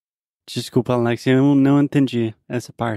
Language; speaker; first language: Portuguese; non-native, fluent; English